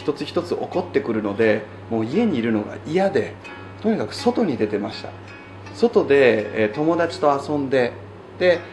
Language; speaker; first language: Japanese; native; Japanese